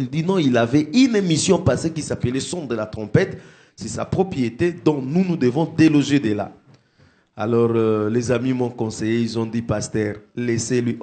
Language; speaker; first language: French; non-native, local second language; Lingala